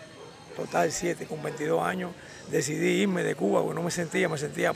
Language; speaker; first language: Spanish; native; Spanish